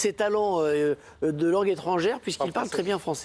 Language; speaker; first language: French; native; French